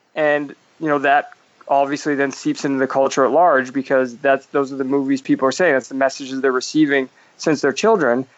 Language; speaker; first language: English; native; English